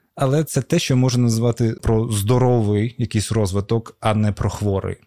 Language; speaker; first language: Ukrainian; non-native, local second language; Russian